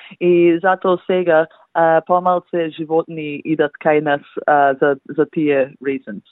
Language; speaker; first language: Macedonian; early bilingual, heritage; Macedonian